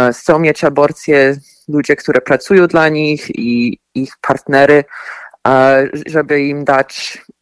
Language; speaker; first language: Polish; early bilingual, heritage; Polish